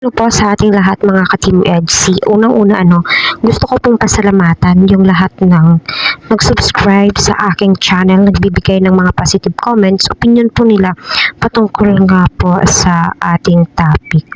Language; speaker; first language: Filipino; native; Filipino